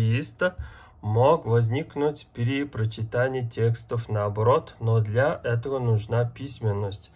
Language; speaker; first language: Russian; non-native, learner; Mongolian